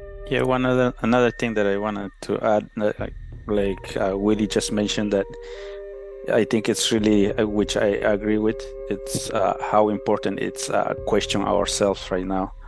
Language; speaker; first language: English; non-native, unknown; Kʼicheʼ